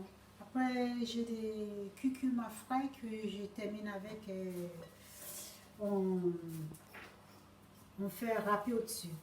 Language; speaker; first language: French; non-native, learner; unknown